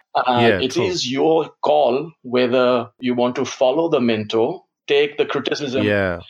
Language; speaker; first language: English; non-native, local second language; Gujarati